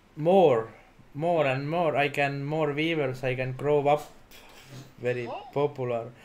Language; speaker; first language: English; non-native, learner; Estonian